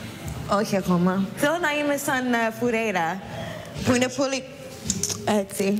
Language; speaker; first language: Greek; non-native, learner; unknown